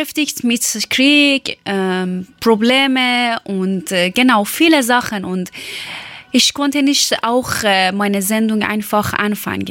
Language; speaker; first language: German; non-native, learner; Persian